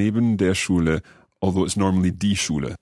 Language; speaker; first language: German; non-native, learner; English